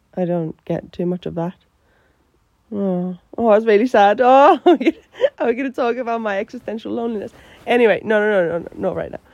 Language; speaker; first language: English; non-native, fluent; Finnish